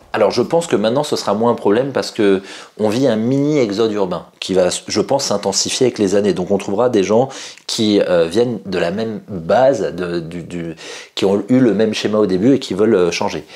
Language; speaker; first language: French; native; French